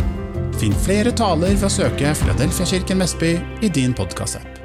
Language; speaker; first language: Norwegian; native; Norwegian